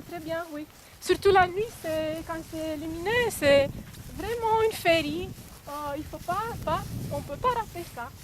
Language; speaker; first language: French; non-native, fluent; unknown